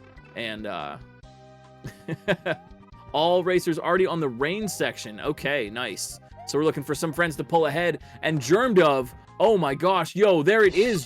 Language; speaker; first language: English; native; English